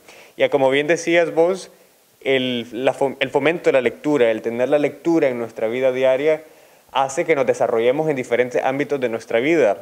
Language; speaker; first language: Spanish; native; Spanish